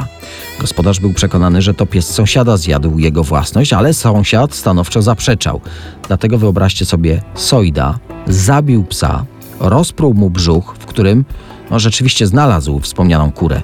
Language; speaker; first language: Polish; native; Polish